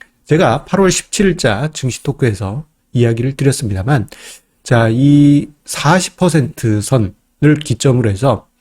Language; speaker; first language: Korean; native; Korean